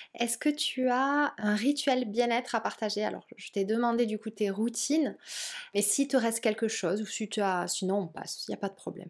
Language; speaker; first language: French; native; French